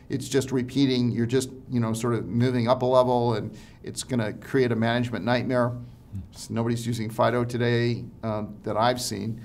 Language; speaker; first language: English; native; English